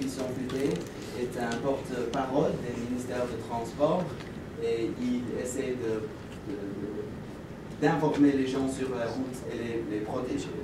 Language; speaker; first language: French; non-native, learner; English